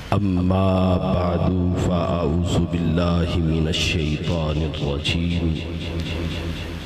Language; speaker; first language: Urdu; non-native, local second language; Punjabi